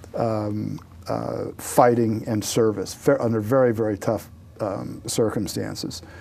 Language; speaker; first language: English; native; English